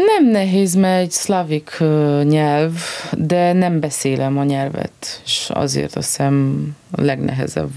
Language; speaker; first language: Hungarian; non-native, local second language; Romanian